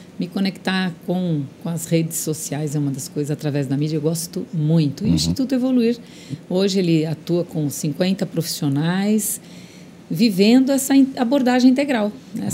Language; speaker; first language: Portuguese; early bilingual, other home language; Spanish